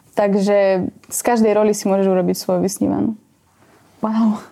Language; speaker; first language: Slovak; native; Slovak